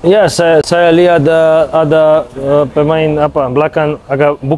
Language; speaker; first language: Indonesian; non-native, fluent; Serbian